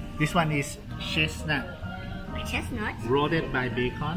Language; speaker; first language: English; non-native, learner; Thai